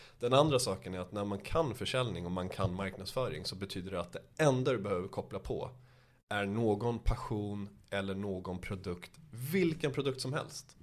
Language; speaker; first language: Swedish; early bilingual, other home language; Persian